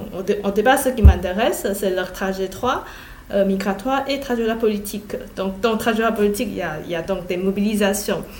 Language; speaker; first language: French; non-native, fluent; Chinese